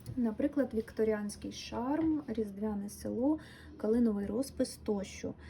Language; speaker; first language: Ukrainian; non-native, local second language; Russian